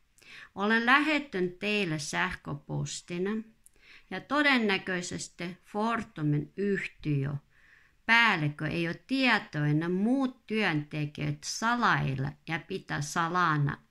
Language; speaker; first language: Finnish; non-native, fluent; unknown